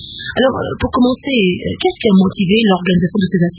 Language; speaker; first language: French; non-native, local second language; Lingala